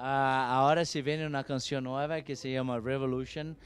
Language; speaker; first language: Spanish; non-native, learner; Portuguese